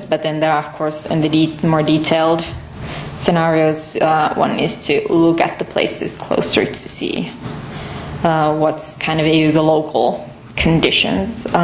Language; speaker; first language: English; non-native, fluent; Finnish